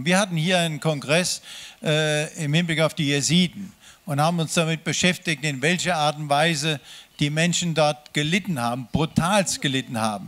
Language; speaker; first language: German; native; German